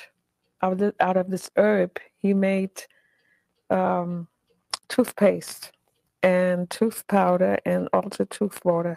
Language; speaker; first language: English; non-native, fluent; German